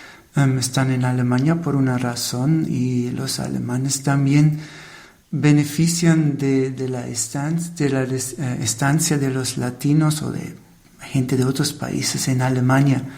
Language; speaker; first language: Spanish; non-native, fluent; German